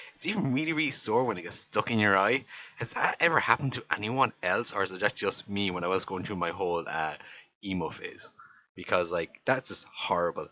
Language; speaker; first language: English; native; English